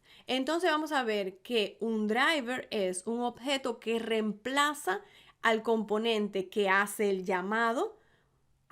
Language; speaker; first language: Spanish; native; Spanish